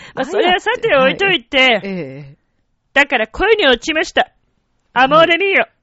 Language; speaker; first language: Japanese; non-native, fluent; Italian